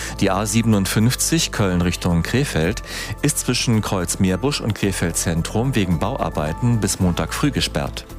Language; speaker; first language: German; native; German